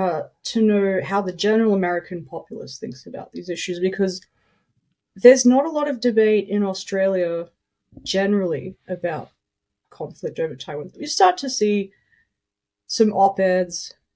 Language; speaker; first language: English; native; English